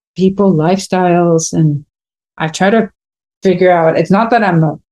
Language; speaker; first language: English; non-native, fluent; Spanish